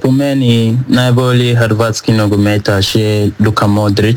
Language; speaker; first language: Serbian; non-native, learner; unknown